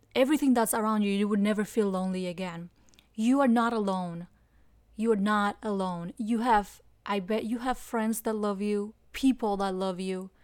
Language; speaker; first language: English; non-native, fluent; Spanish